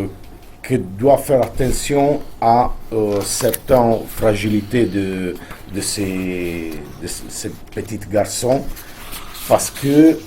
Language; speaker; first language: French; non-native, fluent; Italian